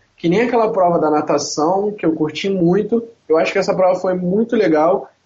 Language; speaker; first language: Portuguese; native; Portuguese